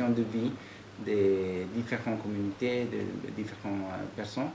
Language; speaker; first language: French; non-native, fluent; Spanish